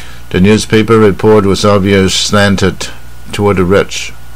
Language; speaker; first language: English; non-native, fluent; Chinese